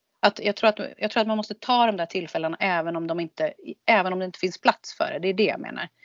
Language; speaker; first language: Swedish; native; Swedish